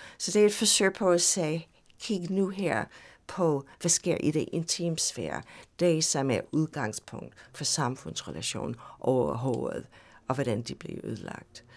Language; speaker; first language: Danish; non-native, fluent; English